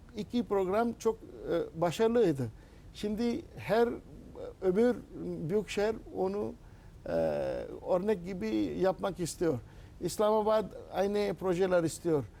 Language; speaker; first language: Turkish; non-native, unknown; Urdu